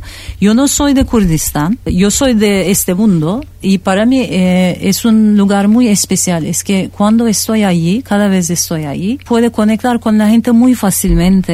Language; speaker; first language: Spanish; non-native, fluent; Turkish